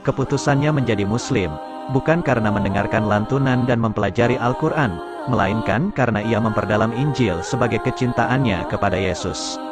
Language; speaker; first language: Indonesian; native; Indonesian